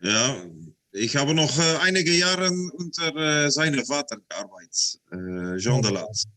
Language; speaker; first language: German; non-native, learner; Dutch